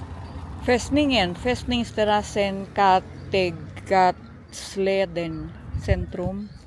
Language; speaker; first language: Swedish; non-native, fluent; Filipino